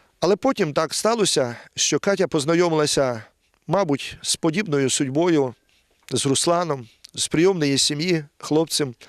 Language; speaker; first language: Ukrainian; native; Ukrainian